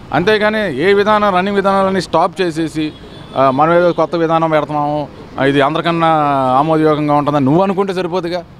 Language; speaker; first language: Telugu; native; Telugu